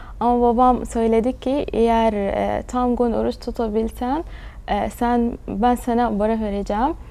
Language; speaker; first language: Turkish; early bilingual, other home language; Arabic